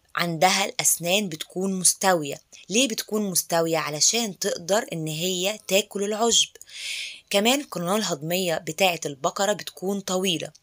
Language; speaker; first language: Arabic; native; Arabic